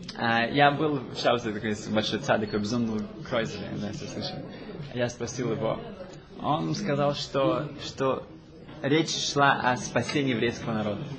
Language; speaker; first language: Russian; early bilingual, heritage; Russian